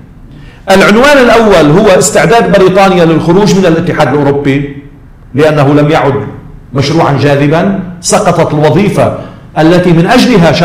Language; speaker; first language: Arabic; native; Arabic